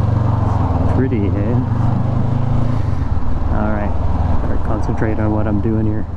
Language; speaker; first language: English; native; English